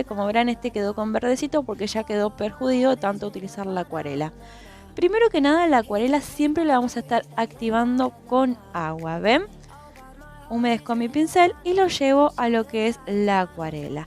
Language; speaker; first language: Spanish; native; Spanish